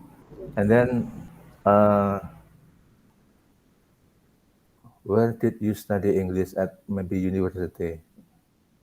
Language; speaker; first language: English; non-native, learner; Indonesian